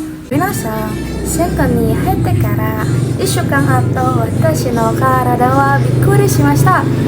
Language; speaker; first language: Japanese; non-native, learner; Indonesian